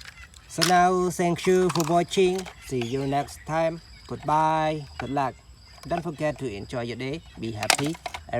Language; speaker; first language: English; non-native, local second language; Indonesian